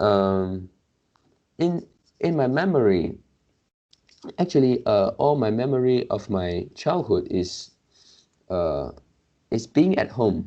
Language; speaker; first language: English; non-native, local second language; Chinese